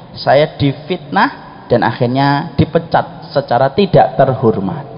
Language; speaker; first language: Indonesian; native; Indonesian